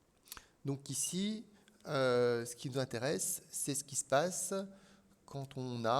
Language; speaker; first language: French; native; French